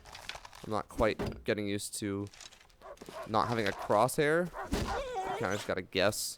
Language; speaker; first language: English; native; English